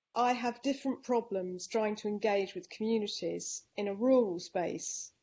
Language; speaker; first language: English; non-native, fluent; Dutch